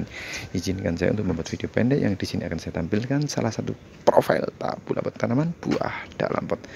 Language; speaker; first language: Indonesian; native; Indonesian